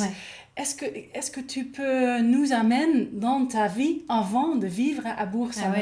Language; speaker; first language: French; non-native, learner; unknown